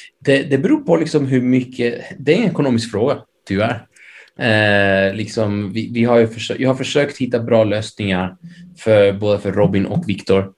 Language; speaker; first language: Swedish; early bilingual, other home language; Spanish